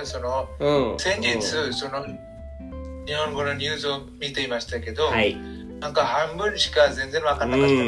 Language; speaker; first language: Japanese; non-native, learner; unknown